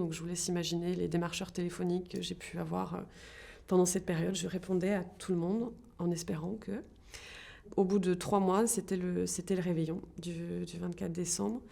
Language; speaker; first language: French; native; French